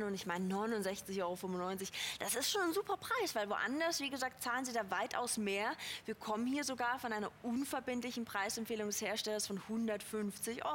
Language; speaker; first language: German; native; German